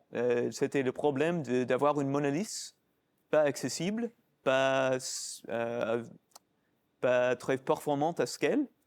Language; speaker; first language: French; non-native, fluent; English